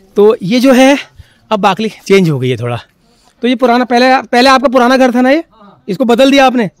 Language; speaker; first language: Hindi; native; Hindi